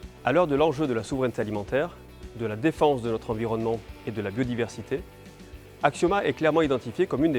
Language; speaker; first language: French; native; French